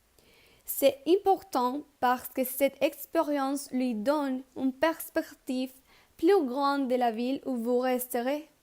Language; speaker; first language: French; non-native, learner; Spanish